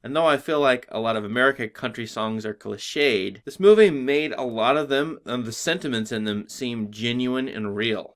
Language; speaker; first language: English; native; English